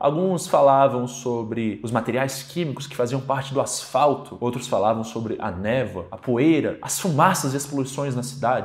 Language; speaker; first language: Portuguese; native; Portuguese